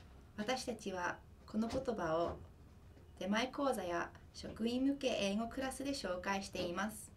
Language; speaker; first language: Japanese; non-native, fluent; English